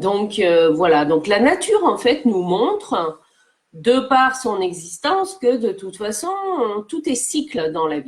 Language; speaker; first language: French; native; French